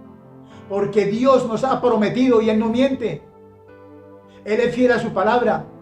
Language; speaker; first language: Spanish; native; Spanish